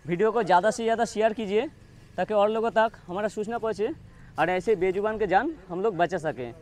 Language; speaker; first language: Hindi; non-native, local second language; Bangla